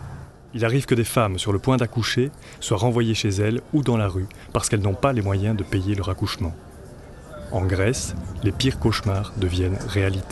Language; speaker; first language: French; native; French